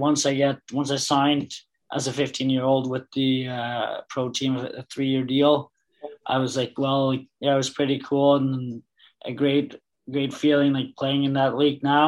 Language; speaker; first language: English; non-native, fluent; Danish